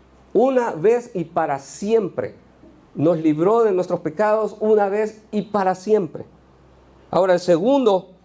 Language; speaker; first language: Spanish; native; Spanish